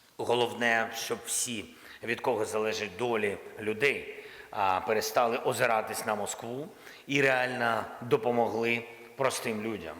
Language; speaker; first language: Ukrainian; non-native, local second language; Russian